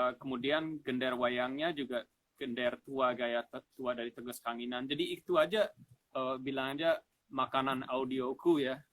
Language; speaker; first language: Indonesian; non-native, fluent; English